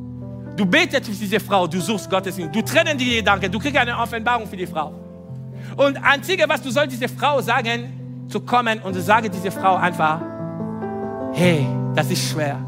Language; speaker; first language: German; non-native, fluent; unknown